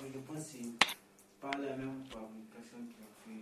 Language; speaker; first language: French; non-native, learner; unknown